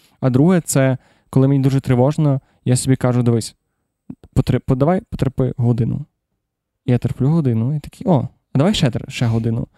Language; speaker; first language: Ukrainian; non-native, local second language; Russian